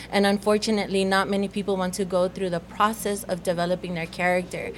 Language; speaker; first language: English; early bilingual, other home language; Spanish